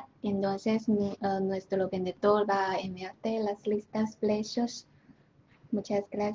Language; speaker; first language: Spanish; non-native, learner; Chinese